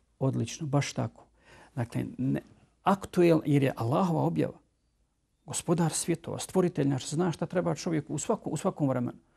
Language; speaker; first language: Bosnian; native; Bosnian